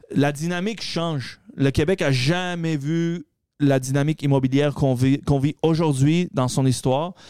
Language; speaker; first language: French; early bilingual, other home language; Arabic